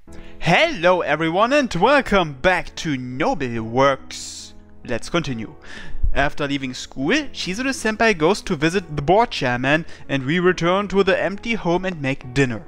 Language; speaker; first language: English; native; English